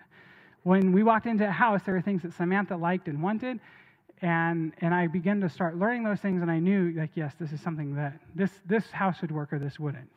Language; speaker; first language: English; native; English